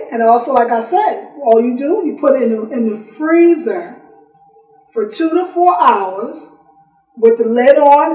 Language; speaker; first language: English; native; English